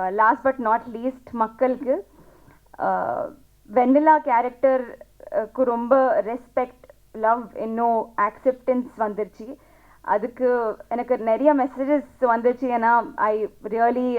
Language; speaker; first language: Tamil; non-native, learner; Telugu